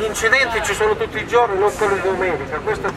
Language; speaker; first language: Italian; native; Italian